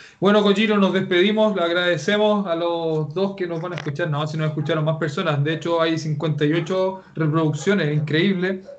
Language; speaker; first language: Spanish; native; Spanish